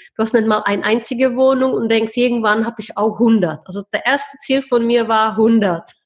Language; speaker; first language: German; non-native, fluent; Czech